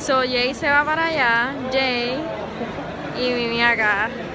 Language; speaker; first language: Spanish; early bilingual, heritage; Spanish